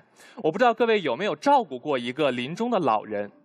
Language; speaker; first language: Chinese; native; Chinese